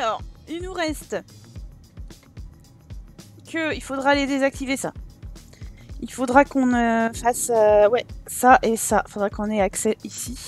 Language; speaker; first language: French; native; French